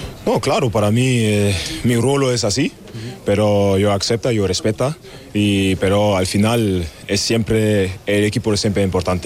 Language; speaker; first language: Spanish; non-native, learner; German